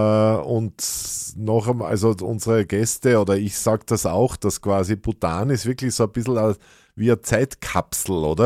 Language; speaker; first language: German; native; German